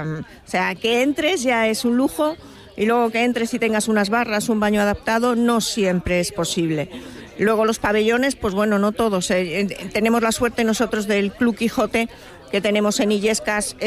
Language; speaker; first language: Spanish; native; Spanish